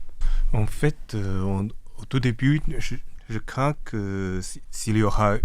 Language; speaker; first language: French; non-native, fluent; Chinese